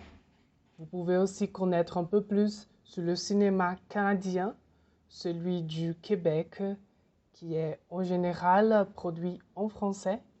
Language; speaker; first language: French; non-native, fluent; Portuguese